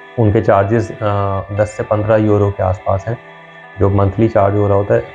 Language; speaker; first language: Urdu; non-native, local second language; Punjabi